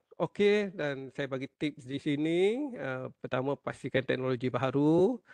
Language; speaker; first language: Malay; native; Malay